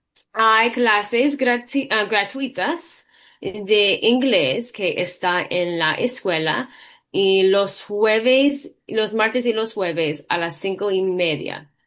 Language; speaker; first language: Spanish; early bilingual, heritage; Spanish